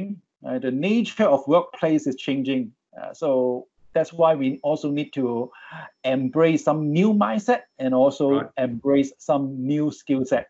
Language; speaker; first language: English; non-native, local second language; Cantonese